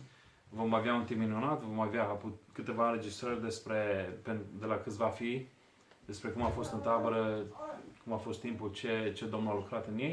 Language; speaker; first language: Romanian; native; Romanian